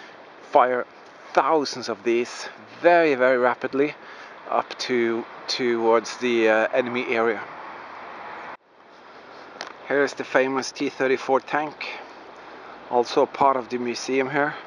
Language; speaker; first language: English; non-native, fluent; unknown